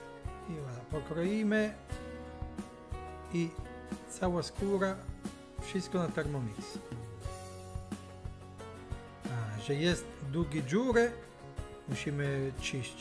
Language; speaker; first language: Polish; non-native, learner; Italian